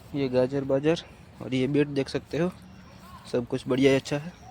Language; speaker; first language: Hindi; non-native, local second language; Gujarati